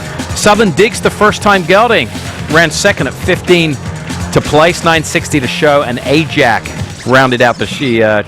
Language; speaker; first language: English; native; English